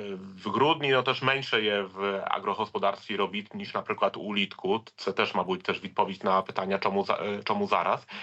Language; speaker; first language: Polish; native; Polish